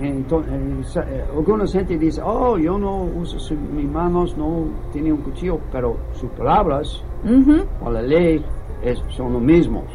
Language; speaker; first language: Spanish; non-native, learner; English